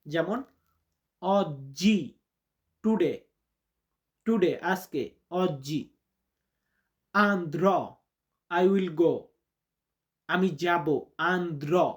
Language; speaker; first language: Italian; non-native, learner; Bangla